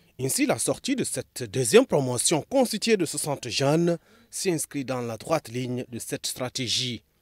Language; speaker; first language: French; non-native, local second language; Arabic